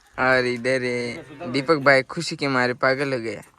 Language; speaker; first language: Hindi; non-native, local second language; Marathi